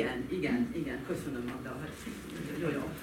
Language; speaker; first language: Hungarian; non-native, fluent; French